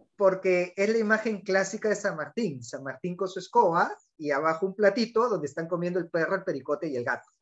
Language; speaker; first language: Spanish; native; Spanish